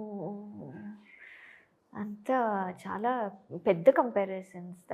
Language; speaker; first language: Telugu; non-native, fluent; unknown